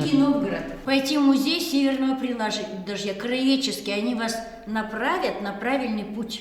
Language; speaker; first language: Russian; native; Russian